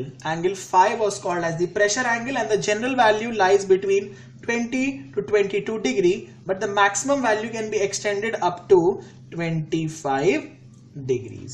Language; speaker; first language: English; non-native, local second language; Hindi